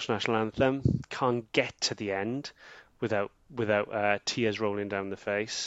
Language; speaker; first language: English; native; English